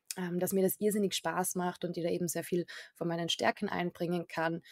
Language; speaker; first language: German; native; German